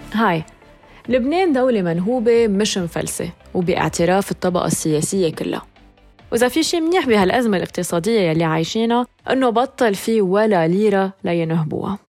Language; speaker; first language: Arabic; native; Arabic